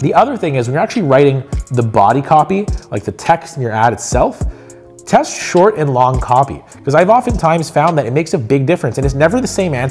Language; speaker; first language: English; native; English